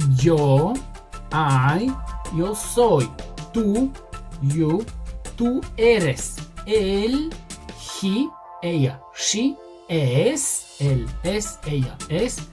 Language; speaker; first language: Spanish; non-native, fluent; Bulgarian